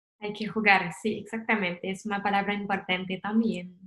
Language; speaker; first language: Spanish; non-native, fluent; French